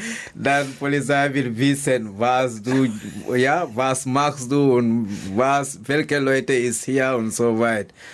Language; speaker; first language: German; non-native, learner; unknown